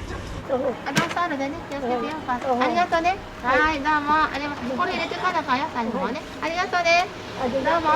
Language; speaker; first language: Japanese; native; Japanese